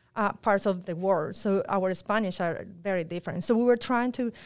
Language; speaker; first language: English; non-native, fluent; Spanish